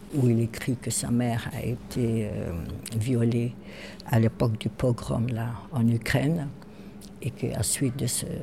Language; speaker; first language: French; non-native, fluent; Portuguese